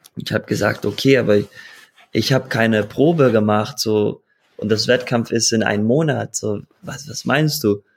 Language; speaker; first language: German; early bilingual, heritage; German